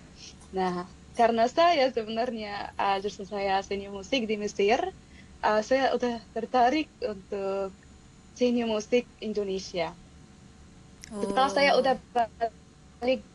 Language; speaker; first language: Indonesian; non-native, fluent; Arabic